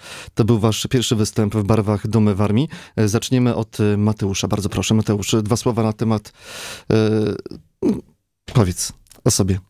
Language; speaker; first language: Polish; native; Polish